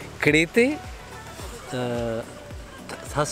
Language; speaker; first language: Greek; non-native, learner; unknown